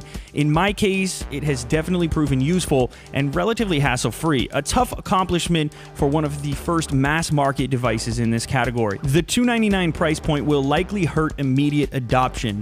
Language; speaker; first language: English; native; English